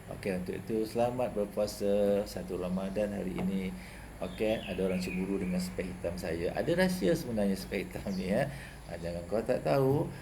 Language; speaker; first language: Malay; native; Malay